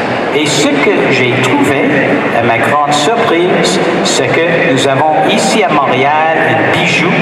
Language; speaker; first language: French; non-native, fluent; English